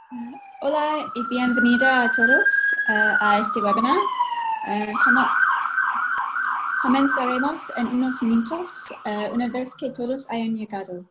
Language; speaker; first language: Spanish; non-native, fluent; English